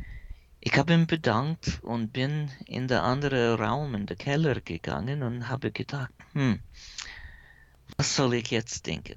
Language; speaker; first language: German; early bilingual, heritage; English